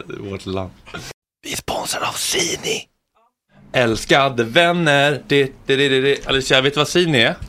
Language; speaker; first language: Swedish; native; Swedish